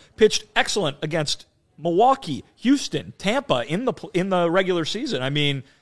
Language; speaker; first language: English; native; English